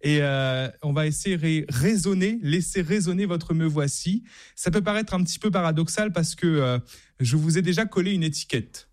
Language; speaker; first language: French; native; French